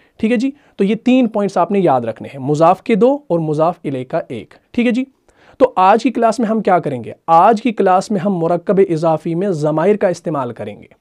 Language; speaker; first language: Urdu; non-native, local second language; Punjabi